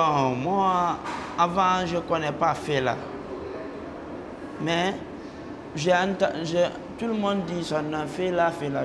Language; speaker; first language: French; non-native, local second language; Mandingo